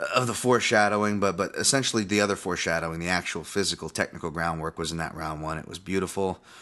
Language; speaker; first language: English; native; English